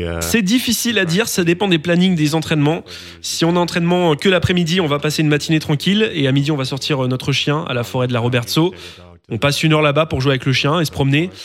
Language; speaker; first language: French; non-native, local second language; English